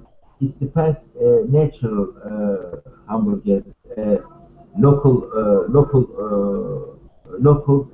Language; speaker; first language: English; non-native, learner; Turkish